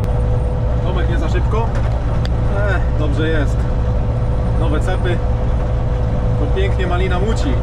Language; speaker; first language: Polish; native; Polish